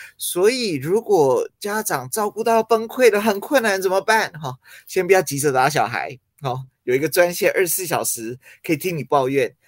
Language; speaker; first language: Chinese; early bilingual, other home language; English